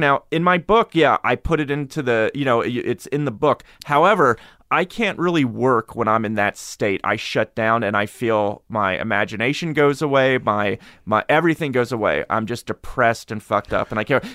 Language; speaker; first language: English; native; English